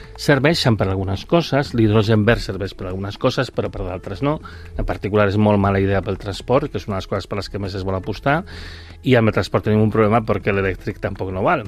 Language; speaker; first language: Catalan; non-native, local second language; Spanish